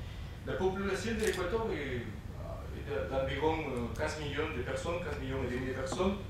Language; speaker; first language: French; non-native, fluent; Spanish